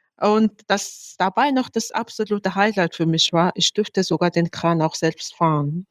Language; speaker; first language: German; non-native, fluent; Mongolian